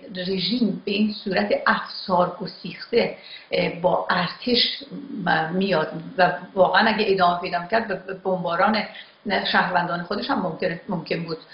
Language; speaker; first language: Persian; non-native, local second language; Azerbaijani